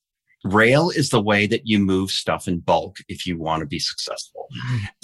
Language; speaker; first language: English; early bilingual, heritage; English